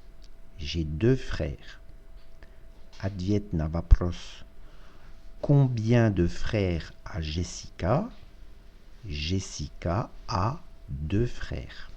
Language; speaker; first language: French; non-native, fluent; Russian